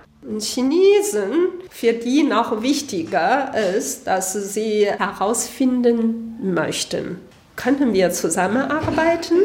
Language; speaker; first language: German; non-native, fluent; Chinese